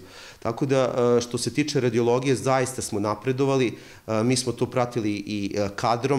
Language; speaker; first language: Serbian; native; Serbian